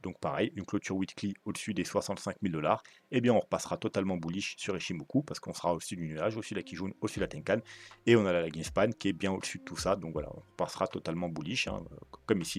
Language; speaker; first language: French; native; French